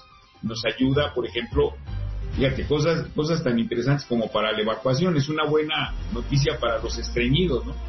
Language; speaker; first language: Spanish; native; Spanish